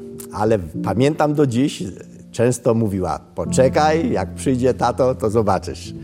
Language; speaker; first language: Polish; early bilingual, other home language; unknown